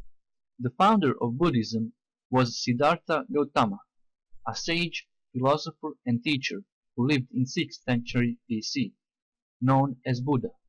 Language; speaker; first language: English; non-native, fluent; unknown